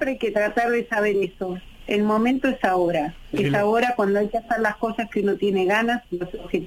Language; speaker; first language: Spanish; native; Spanish